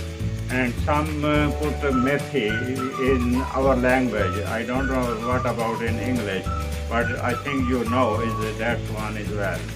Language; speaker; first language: English; non-native, learner; Punjabi